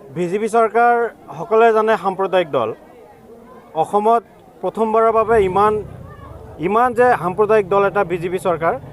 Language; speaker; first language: Assamese; non-native, local second language; Bangla